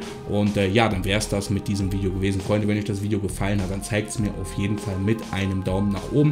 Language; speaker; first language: German; native; German